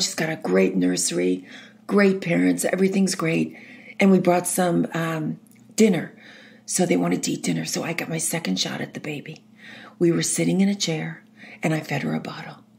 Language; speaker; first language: English; native; English